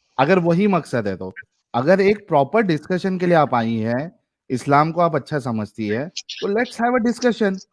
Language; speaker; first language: Hindi; native; Hindi